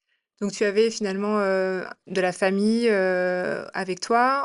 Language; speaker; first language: French; native; French